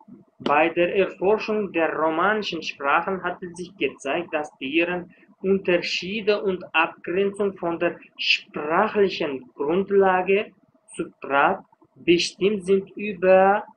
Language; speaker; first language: German; non-native, fluent; Uzbek